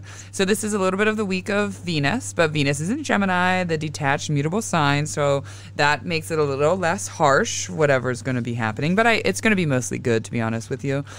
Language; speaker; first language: English; native; English